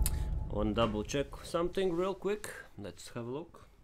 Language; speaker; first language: English; non-native, fluent; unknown